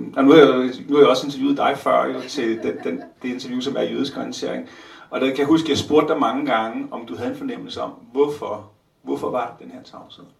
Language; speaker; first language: Danish; native; Danish